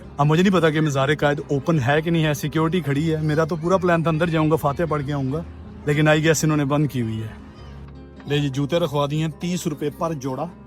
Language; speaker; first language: Urdu; native; Urdu